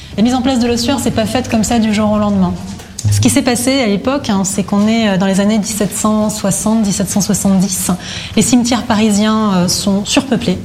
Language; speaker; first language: French; native; French